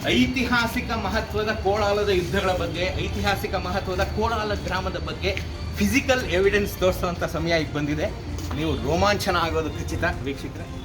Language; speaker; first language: Kannada; native; Kannada